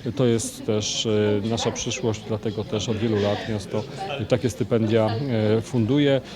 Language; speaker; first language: Polish; native; Polish